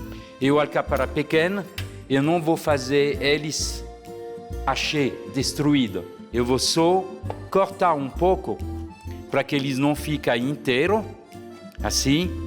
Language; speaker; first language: Portuguese; non-native, fluent; French